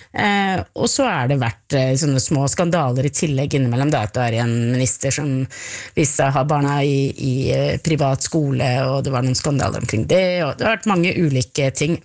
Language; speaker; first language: Norwegian; native; Norwegian